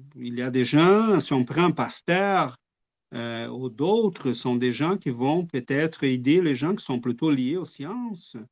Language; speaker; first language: French; non-native, fluent; Portuguese